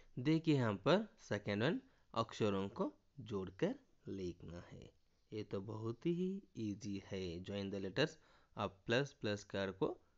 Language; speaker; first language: Hindi; non-native, local second language; Kannada